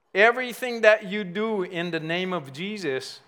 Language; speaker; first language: English; native; English